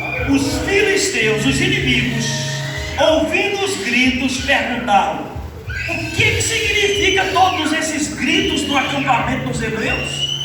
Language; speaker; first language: Portuguese; native; Portuguese